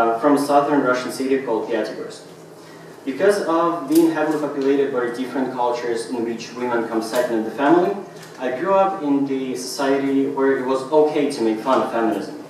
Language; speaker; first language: English; non-native, fluent; Russian